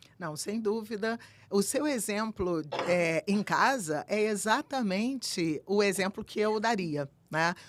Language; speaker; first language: Portuguese; native; Portuguese